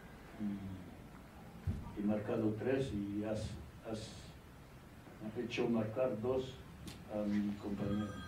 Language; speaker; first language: Spanish; non-native, fluent; French